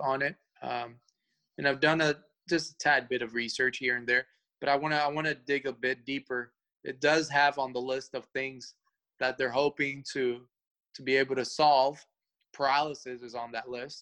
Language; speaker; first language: English; early bilingual, other home language; Spanish